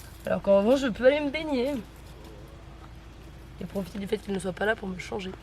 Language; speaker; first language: French; native; French